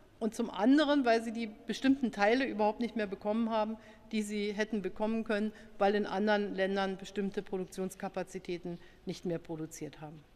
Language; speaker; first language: German; native; German